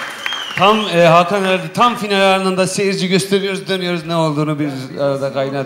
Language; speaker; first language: Turkish; native; Turkish